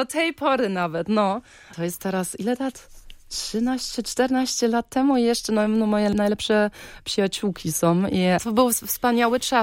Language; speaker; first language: Polish; early bilingual, heritage; Polish